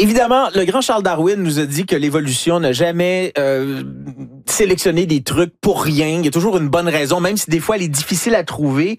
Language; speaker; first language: French; native; French